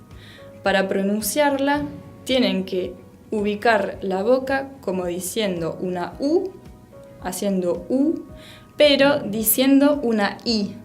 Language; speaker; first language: Spanish; non-native, fluent; French